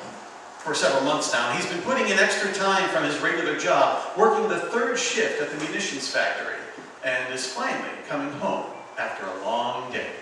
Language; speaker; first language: English; native; English